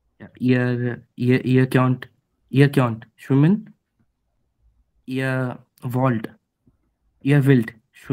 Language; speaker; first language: German; non-native, learner; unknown